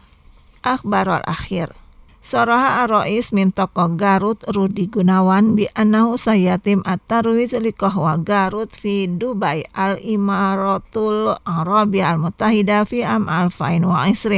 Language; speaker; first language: Arabic; non-native, fluent; Indonesian